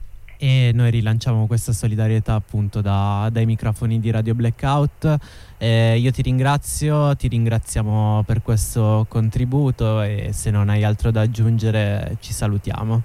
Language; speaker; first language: Italian; native; Italian